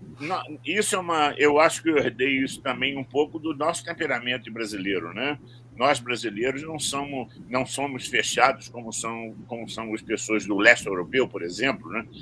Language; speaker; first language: Portuguese; native; Portuguese